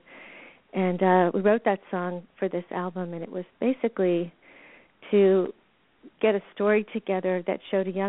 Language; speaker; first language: English; native; English